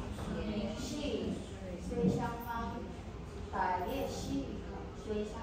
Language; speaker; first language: Chinese; non-native, learner; Filipino